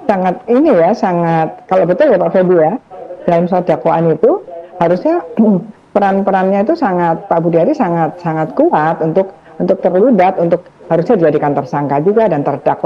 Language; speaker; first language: Indonesian; native; Indonesian